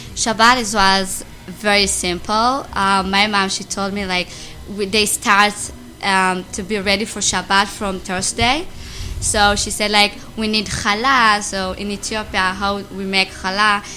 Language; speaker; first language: English; non-native, learner; Amharic